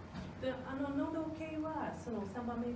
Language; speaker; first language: Japanese; non-native, fluent; English